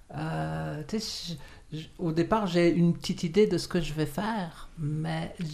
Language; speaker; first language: French; native; French